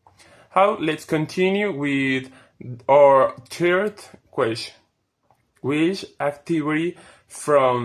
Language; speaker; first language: English; non-native, fluent; Spanish